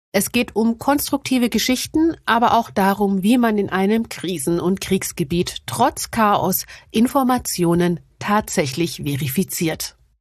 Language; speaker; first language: German; native; German